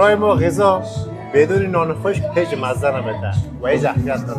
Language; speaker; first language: Persian; native; Persian